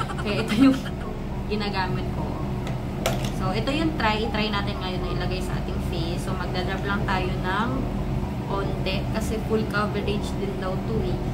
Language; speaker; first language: Filipino; non-native, local second language; Cebuano